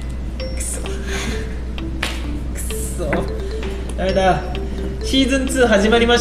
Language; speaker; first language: Japanese; native; Japanese